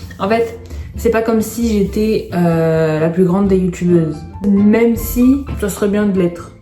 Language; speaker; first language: French; early bilingual, other home language; Arabic